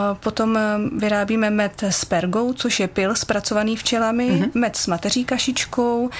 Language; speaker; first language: Czech; native; Czech